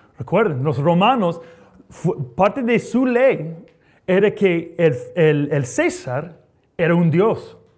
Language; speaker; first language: Spanish; non-native, fluent; English